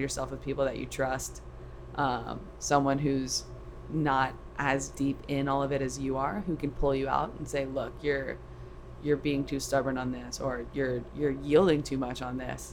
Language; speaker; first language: English; native; English